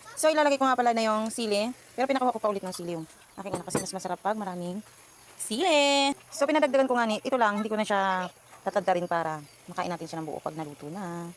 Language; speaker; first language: Filipino; native; Filipino